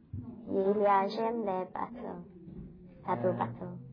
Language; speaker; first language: French; non-native, learner; English